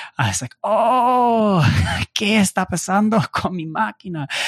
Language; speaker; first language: Spanish; non-native, learner; English